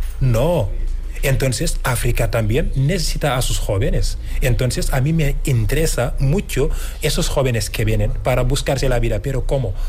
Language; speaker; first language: Spanish; non-native, fluent; Wolof